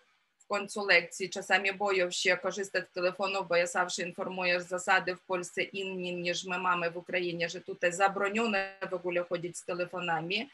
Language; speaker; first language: Polish; non-native, fluent; Ukrainian